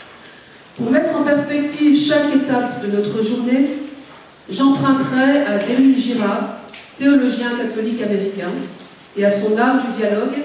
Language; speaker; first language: French; native; French